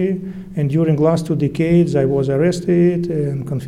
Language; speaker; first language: English; early bilingual, other home language; Russian